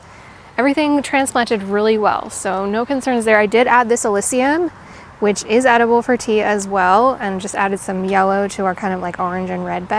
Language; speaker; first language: English; native; English